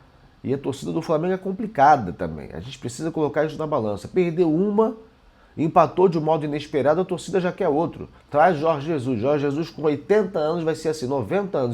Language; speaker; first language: Portuguese; native; Portuguese